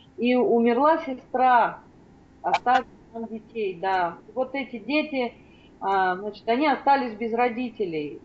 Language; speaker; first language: Russian; native; Russian